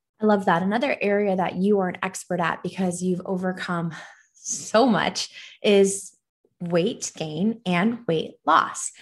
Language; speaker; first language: English; native; English